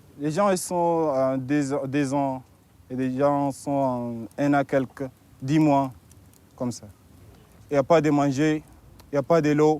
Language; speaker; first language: French; non-native, learner; Arabic